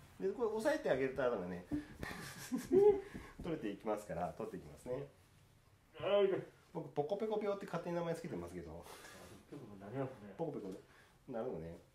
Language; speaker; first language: Japanese; native; Japanese